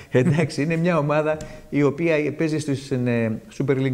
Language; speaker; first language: Greek; native; Greek